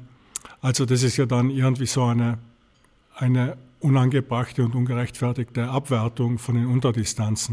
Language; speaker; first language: German; native; German